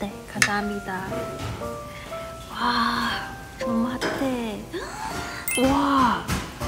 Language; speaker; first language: Korean; non-native, learner; Cantonese